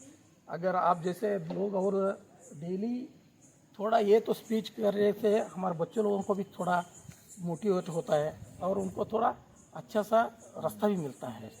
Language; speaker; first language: Hindi; non-native, local second language; Kannada